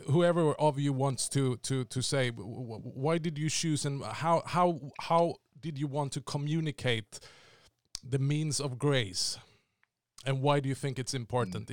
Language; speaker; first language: English; non-native, fluent; Swedish